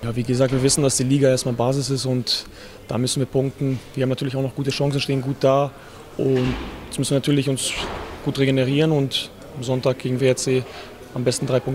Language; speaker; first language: German; native; German